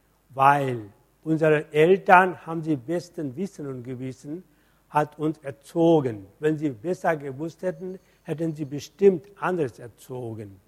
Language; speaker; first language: German; non-native, fluent; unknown